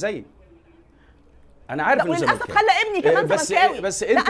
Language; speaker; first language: Arabic; native; Arabic